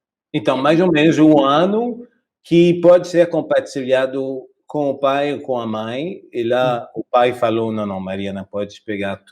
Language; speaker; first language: Portuguese; non-native, fluent; French